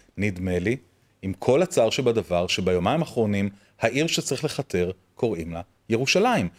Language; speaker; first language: Hebrew; native; Hebrew